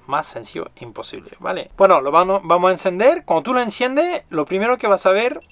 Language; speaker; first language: Spanish; non-native, fluent; French